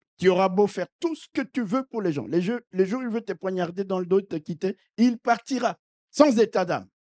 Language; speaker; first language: French; non-native, local second language; Lingala